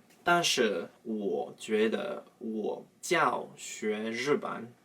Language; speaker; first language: Chinese; non-native, learner; English